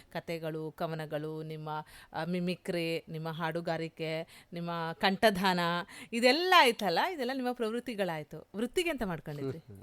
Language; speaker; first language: Kannada; native; Kannada